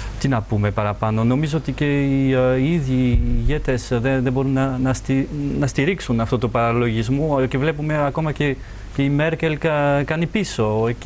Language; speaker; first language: Greek; non-native, fluent; French